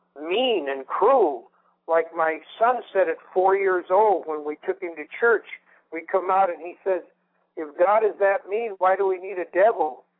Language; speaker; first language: English; early bilingual, other home language; Spanish